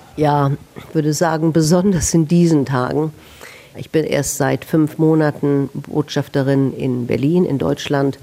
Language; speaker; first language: German; native; German